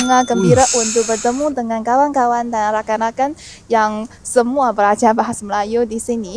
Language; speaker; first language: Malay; non-native, fluent; Chinese